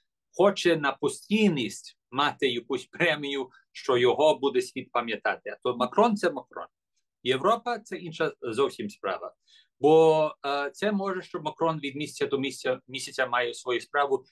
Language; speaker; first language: Ukrainian; early bilingual, heritage; English